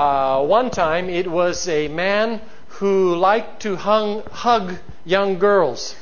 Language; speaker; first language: English; native; English